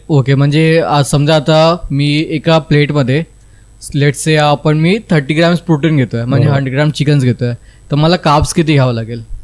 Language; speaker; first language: Marathi; native; Marathi